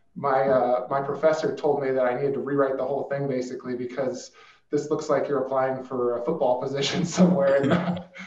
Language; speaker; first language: English; native; English